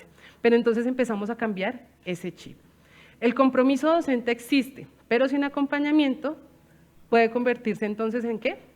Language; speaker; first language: Spanish; native; Spanish